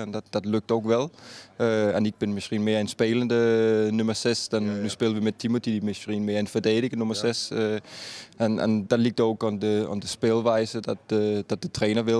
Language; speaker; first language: Dutch; non-native, fluent; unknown